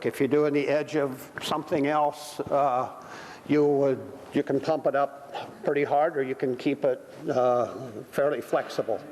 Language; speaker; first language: English; native; English